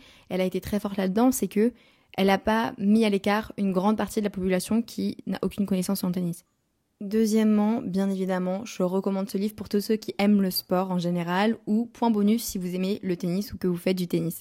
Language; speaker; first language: French; native; French